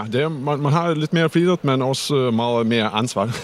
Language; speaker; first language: Danish; non-native, fluent; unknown